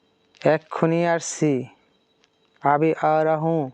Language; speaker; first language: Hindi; non-native, learner; Bangla